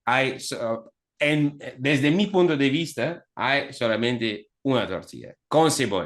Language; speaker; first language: Spanish; non-native, fluent; Russian